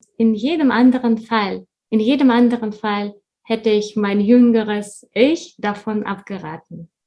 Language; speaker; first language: German; non-native, fluent; Russian